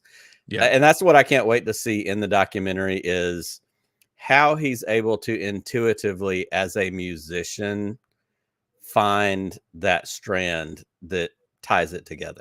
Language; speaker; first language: English; native; English